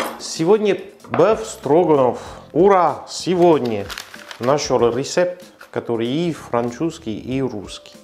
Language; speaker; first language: Russian; non-native, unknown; French